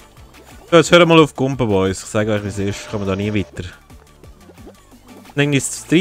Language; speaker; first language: German; native; German